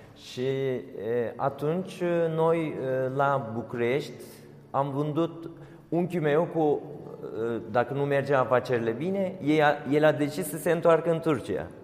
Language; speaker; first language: Romanian; non-native, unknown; Turkish